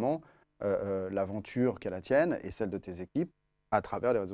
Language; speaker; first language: French; native; French